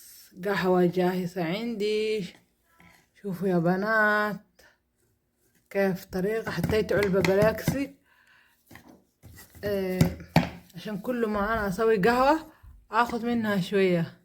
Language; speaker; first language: Arabic; non-native, learner; Somali